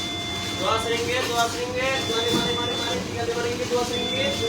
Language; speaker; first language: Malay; non-native, learner; Bangla